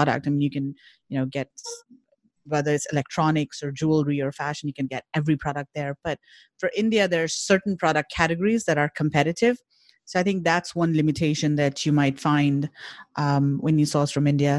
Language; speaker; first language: English; non-native, local second language; Hindi